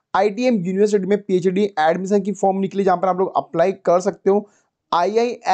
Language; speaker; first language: Hindi; native; Hindi